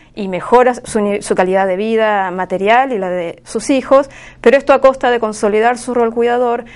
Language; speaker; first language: Spanish; native; Spanish